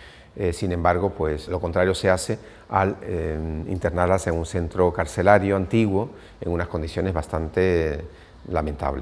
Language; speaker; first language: Spanish; native; Spanish